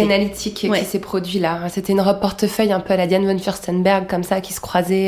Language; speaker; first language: French; native; French